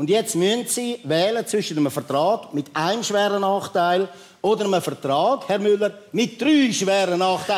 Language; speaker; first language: German; native; German